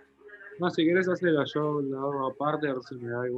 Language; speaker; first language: Spanish; native; Spanish